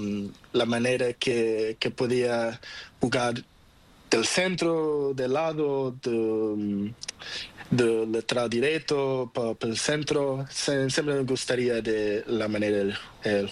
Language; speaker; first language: Spanish; non-native, learner; Portuguese